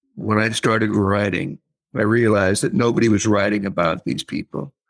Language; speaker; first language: English; native; English